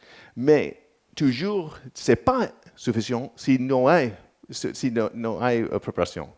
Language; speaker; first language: French; non-native, learner; English